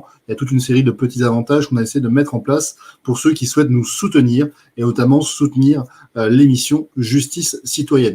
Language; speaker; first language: French; native; French